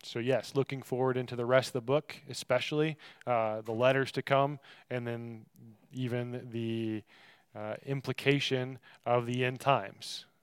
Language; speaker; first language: English; native; English